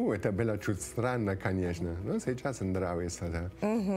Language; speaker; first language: Russian; non-native, fluent; Italian